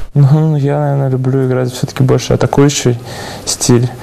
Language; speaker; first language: Polish; non-native, learner; Russian